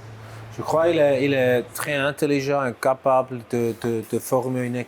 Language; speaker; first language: French; non-native, local second language; German